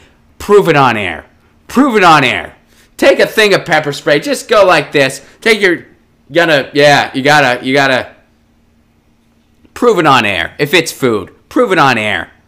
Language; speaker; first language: English; native; English